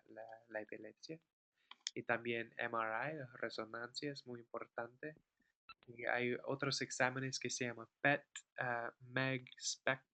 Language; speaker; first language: Spanish; non-native, fluent; English